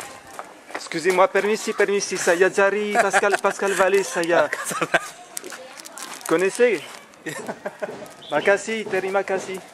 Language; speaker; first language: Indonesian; non-native, learner; French